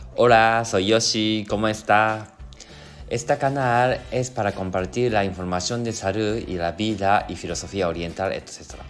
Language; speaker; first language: Spanish; non-native, learner; Japanese